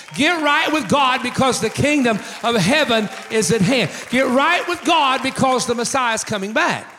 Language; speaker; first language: English; native; English